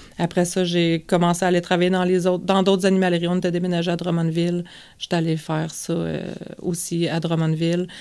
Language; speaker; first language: French; native; French